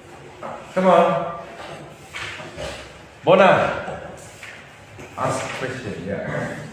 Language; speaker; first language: English; non-native, learner; Indonesian